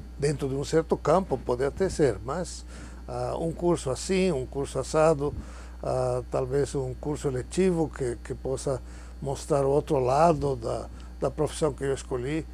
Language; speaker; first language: Portuguese; non-native, fluent; Spanish